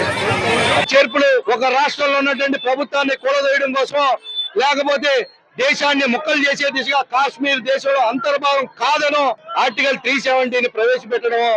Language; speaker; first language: Telugu; native; Telugu